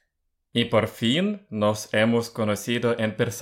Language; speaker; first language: Spanish; non-native, fluent; Russian